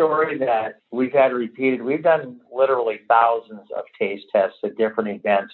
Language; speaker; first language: English; native; English